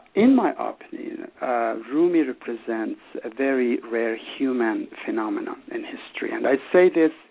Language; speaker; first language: English; non-native, fluent; Persian